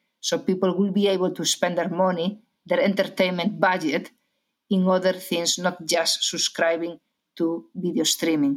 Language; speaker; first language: English; non-native, fluent; Spanish